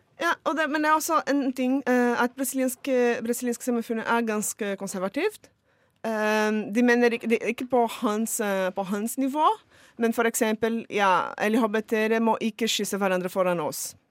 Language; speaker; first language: Norwegian; non-native, fluent; Portuguese